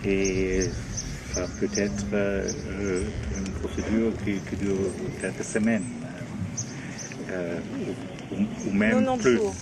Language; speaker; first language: French; non-native, learner; German